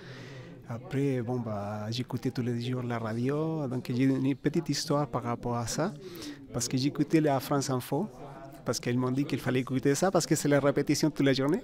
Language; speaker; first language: French; non-native, fluent; Spanish